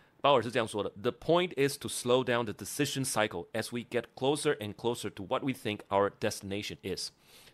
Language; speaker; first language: English; non-native, fluent; Chinese